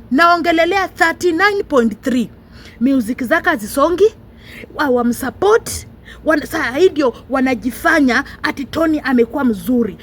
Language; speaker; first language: Swahili; non-native, local second language; Luyia